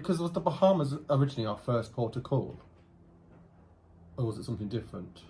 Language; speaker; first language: English; native; English